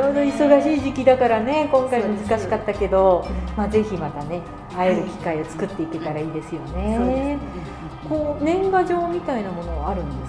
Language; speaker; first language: Japanese; native; Japanese